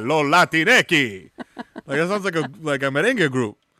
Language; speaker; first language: English; early bilingual, other home language; Spanish